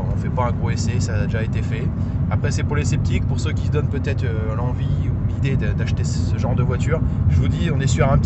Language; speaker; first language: French; native; French